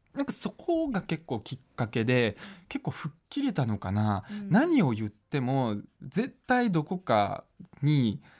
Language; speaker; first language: Japanese; early bilingual, other home language; Russian